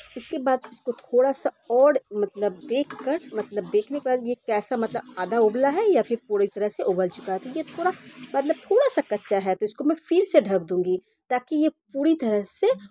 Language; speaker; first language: Hindi; non-native, local second language; Bangla